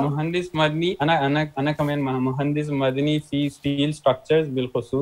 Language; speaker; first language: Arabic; non-native, learner; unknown